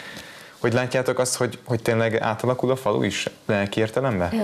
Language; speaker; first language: Hungarian; native; Hungarian